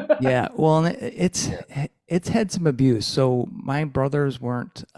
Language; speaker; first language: English; native; English